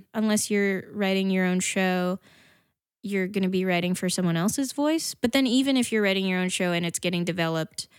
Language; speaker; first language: English; native; English